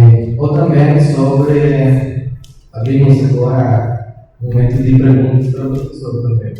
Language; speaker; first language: Portuguese; non-native, learner; Spanish